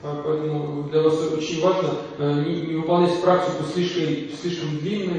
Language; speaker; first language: Russian; native; Russian